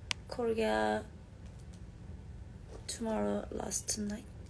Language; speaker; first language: English; non-native, learner; Korean